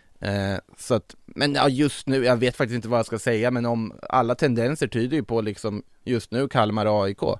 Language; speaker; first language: Swedish; native; Swedish